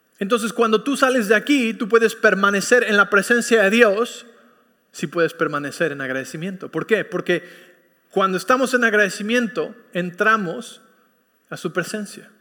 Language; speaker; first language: Spanish; early bilingual, heritage; Spanish